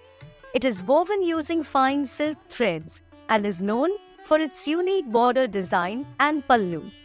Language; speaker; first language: English; non-native, local second language; Marathi